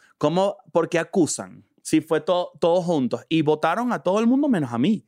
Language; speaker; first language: Spanish; native; Spanish